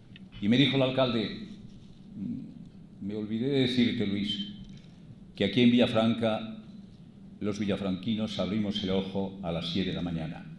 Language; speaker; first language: Spanish; native; Spanish